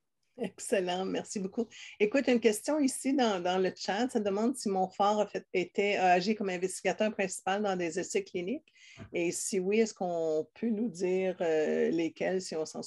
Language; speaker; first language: French; native; French